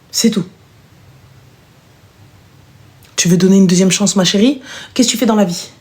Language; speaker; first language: French; early bilingual, other home language; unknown